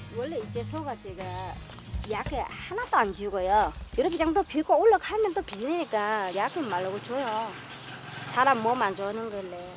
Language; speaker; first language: Korean; non-native, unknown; Vietnamese